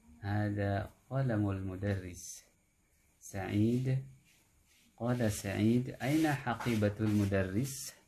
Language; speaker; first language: Arabic; non-native, fluent; Indonesian